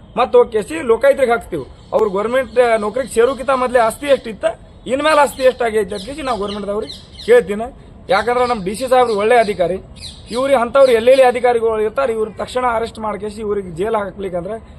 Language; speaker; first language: Kannada; non-native, local second language; Lambadi